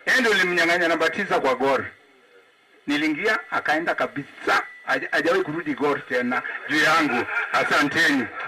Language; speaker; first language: Swahili; non-native, local second language; Luo (Kenya and Tanzania)